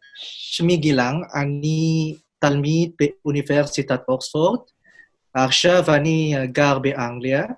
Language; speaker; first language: Hebrew; non-native, learner; Indonesian